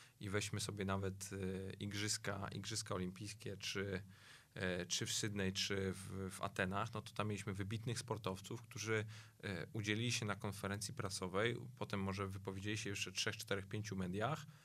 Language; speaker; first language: Polish; native; Polish